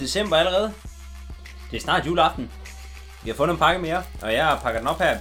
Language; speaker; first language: Danish; native; Danish